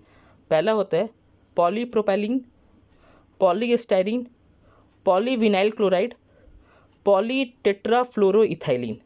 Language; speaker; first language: Hindi; native; Hindi